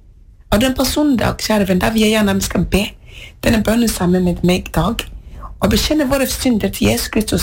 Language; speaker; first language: Norwegian; non-native, fluent; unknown